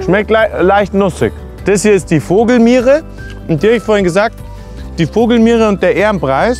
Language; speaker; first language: German; native; German